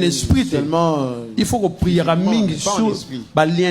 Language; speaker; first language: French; non-native, local second language; Lingala